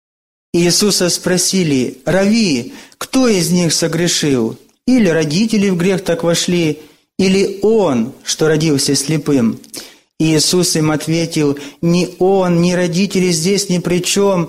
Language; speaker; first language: Russian; native; Russian